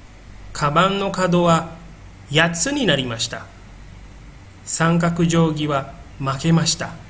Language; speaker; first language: Japanese; non-native, fluent; Indonesian